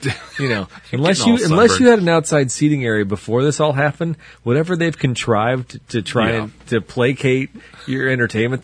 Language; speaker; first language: English; native; English